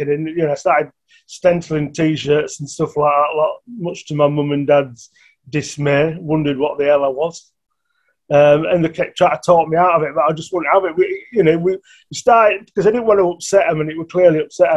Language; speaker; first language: English; native; English